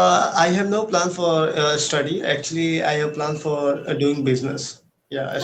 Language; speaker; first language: English; non-native, learner; Hindi